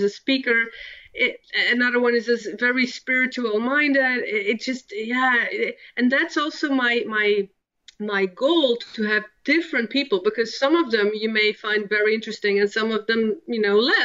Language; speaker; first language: English; non-native, fluent; Dutch